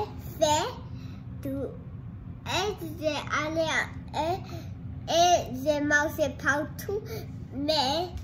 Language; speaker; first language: French; non-native, learner; English